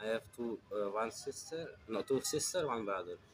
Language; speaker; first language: English; non-native, fluent; Russian